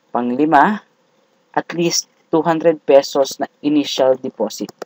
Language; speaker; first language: Filipino; non-native, local second language; Cebuano